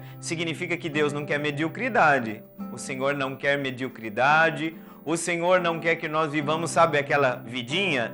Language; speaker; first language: Portuguese; native; Portuguese